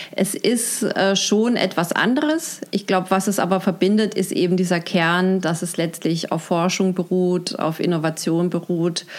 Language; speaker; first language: German; native; German